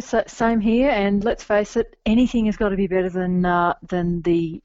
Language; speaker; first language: English; native; English